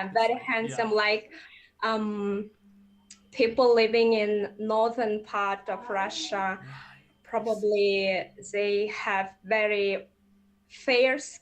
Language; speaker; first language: English; non-native, fluent; Russian